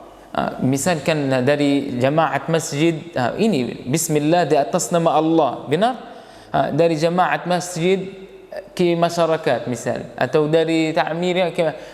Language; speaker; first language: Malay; non-native, fluent; Arabic